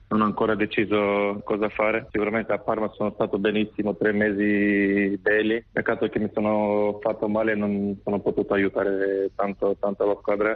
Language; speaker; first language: Italian; non-native, fluent; Macedonian